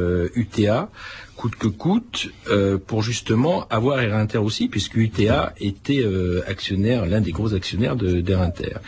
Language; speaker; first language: French; native; French